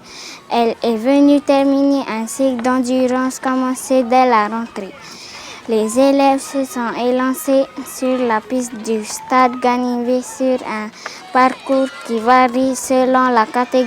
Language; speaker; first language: French; native; French